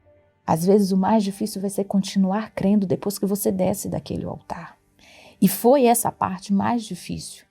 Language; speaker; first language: Portuguese; native; Portuguese